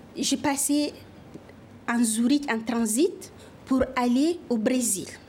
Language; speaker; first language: French; non-native, local second language; Fula